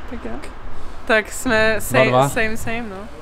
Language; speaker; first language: Czech; non-native, learner; English